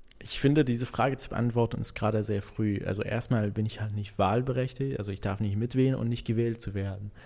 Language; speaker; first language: German; non-native, fluent; Arabic